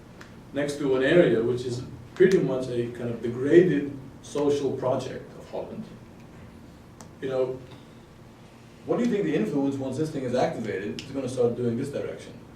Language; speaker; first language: English; non-native, fluent; Dutch